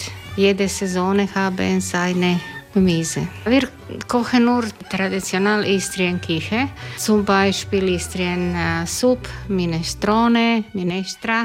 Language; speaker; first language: German; non-native, learner; Croatian